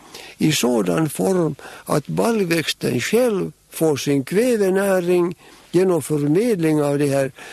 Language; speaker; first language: Swedish; native; Swedish